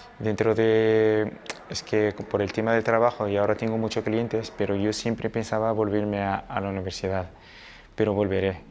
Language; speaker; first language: Spanish; non-native, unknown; Riffian